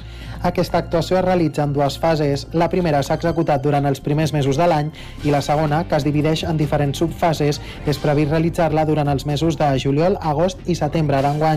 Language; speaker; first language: Catalan; native; Catalan